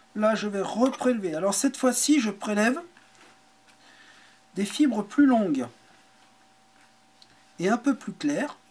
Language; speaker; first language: French; native; French